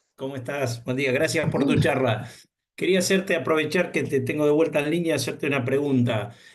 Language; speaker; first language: Spanish; native; Spanish